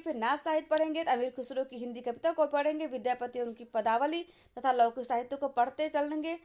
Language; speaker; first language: Hindi; native; Hindi